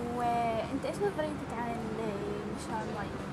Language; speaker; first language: Arabic; native; Arabic